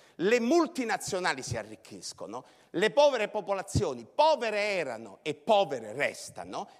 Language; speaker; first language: Italian; native; Italian